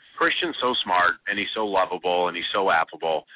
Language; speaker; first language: English; native; English